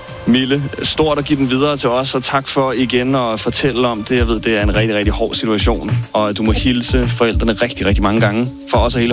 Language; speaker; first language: Danish; native; Danish